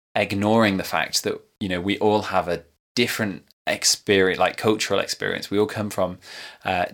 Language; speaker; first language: English; native; English